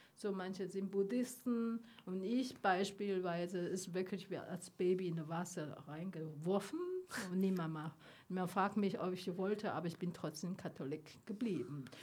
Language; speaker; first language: German; non-native, learner; Chinese